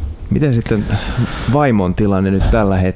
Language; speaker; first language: Finnish; native; Finnish